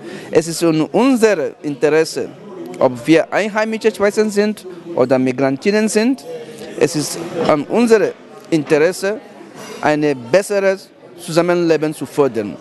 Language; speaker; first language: German; non-native, fluent; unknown